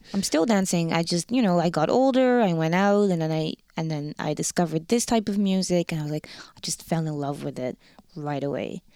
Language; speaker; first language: English; non-native, fluent; Dutch